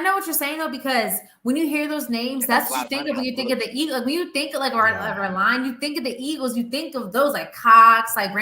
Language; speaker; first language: English; native; English